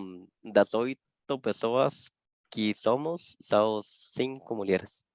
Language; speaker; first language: Portuguese; non-native, fluent; Spanish